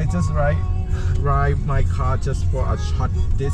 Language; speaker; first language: English; non-native, fluent; Thai